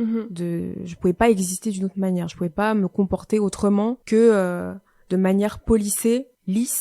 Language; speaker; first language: French; native; French